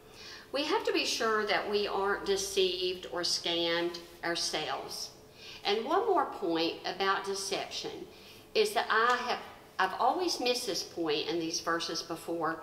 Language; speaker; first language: English; native; English